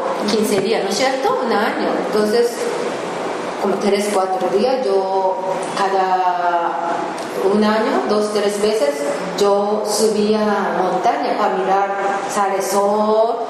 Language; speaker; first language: Spanish; non-native, learner; Japanese